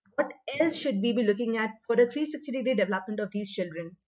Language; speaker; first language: English; non-native, local second language; Hindi